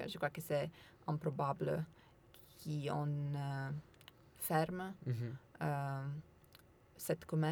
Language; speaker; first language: French; non-native, learner; Italian